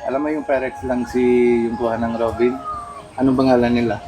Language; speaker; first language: Filipino; non-native, learner; Punjabi